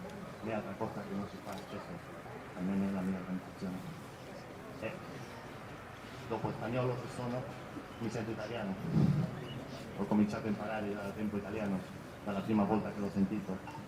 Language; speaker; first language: Italian; non-native, learner; Spanish